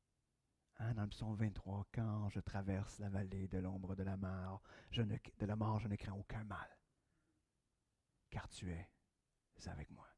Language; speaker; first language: French; native; French